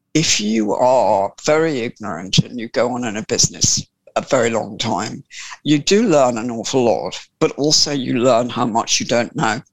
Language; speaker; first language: English; native; English